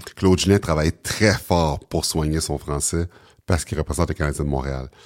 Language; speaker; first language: French; native; French